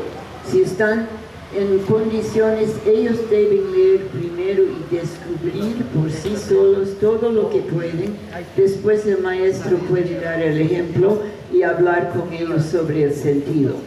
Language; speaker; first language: Spanish; non-native, fluent; English